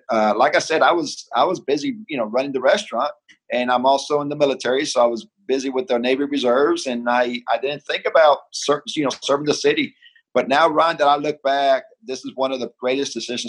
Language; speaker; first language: English; early bilingual, other home language; Spanish